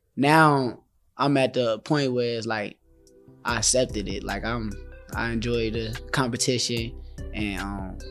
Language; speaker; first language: English; native; English